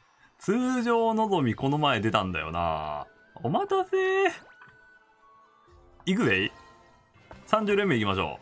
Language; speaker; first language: Japanese; native; Japanese